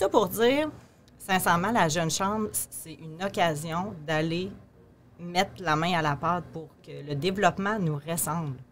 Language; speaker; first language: French; native; French